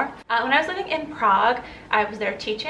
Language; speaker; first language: English; native; English